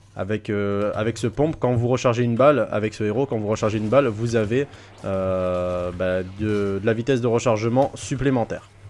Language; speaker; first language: French; native; French